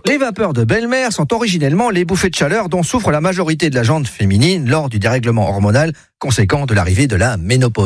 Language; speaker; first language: French; native; French